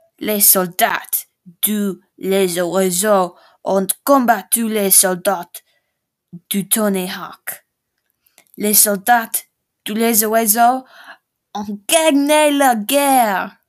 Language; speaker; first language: French; non-native, learner; English